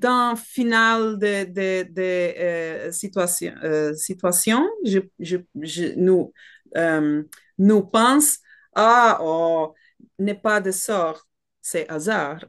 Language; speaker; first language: French; non-native, learner; Portuguese